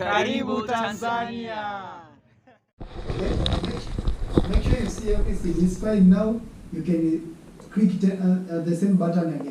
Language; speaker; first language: English; non-native, local second language; Swahili